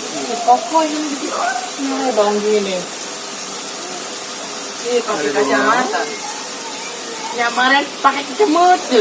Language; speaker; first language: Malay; non-native, local second language; Sundanese